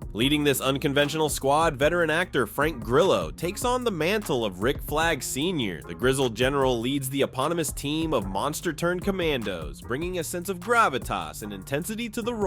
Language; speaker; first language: English; native; English